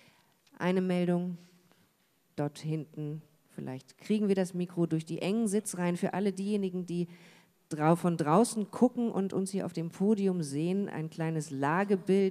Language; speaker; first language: German; native; German